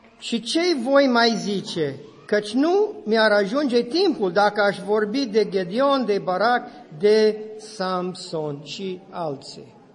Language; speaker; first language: Romanian; non-native, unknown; English